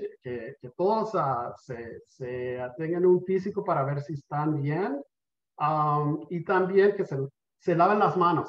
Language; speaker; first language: Spanish; early bilingual, heritage; Spanish